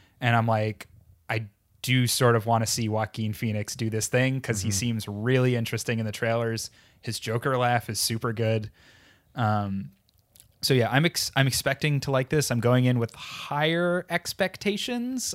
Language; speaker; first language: English; native; English